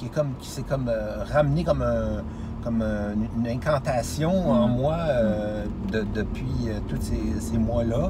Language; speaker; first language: French; native; French